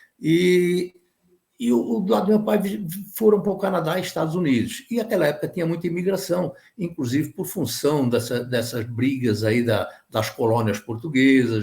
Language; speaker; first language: Portuguese; native; Portuguese